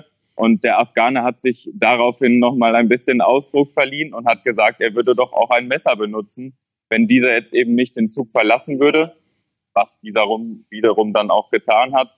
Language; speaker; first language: German; native; German